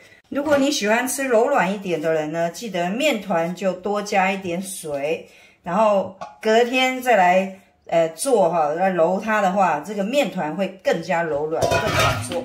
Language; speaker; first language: Chinese; native; Chinese